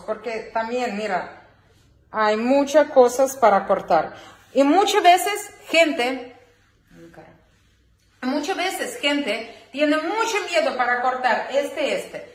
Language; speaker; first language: Spanish; non-native, learner; Ukrainian